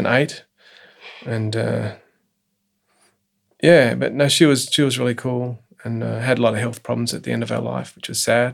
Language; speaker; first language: English; native; English